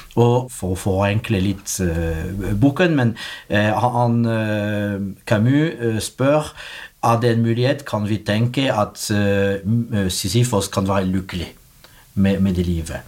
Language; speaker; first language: Norwegian; non-native, fluent; French